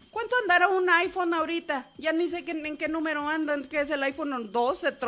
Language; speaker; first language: Spanish; native; Spanish